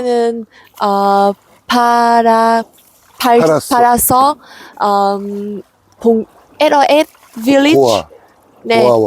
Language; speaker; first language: Korean; non-native, learner; Vietnamese